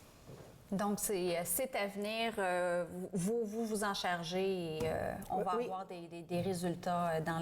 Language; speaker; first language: French; native; French